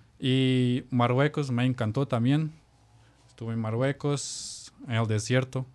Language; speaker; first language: Spanish; non-native, fluent; Portuguese